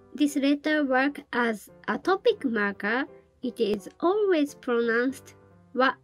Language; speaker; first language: English; non-native, fluent; Japanese